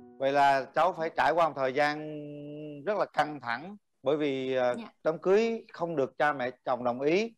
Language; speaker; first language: Vietnamese; native; Vietnamese